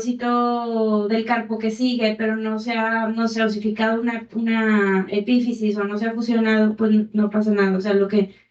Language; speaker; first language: Spanish; native; Spanish